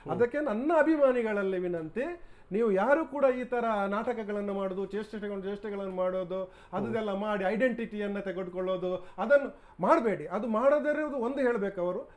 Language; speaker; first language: Kannada; non-native, local second language; Tulu